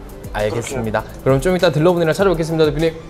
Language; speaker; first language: Korean; native; Korean